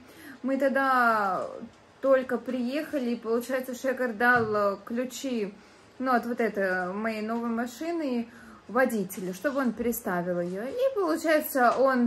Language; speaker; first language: Russian; native; Russian